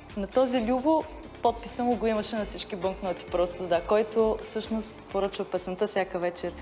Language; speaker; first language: Bulgarian; native; Bulgarian